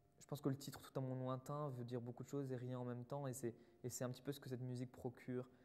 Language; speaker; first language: French; native; French